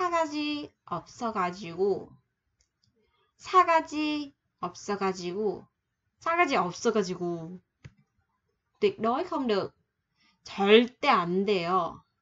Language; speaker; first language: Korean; non-native, fluent; Vietnamese